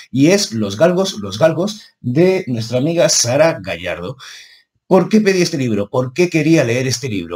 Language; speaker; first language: Spanish; native; Spanish